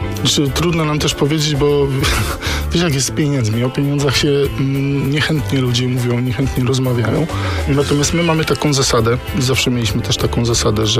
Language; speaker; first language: Polish; native; Polish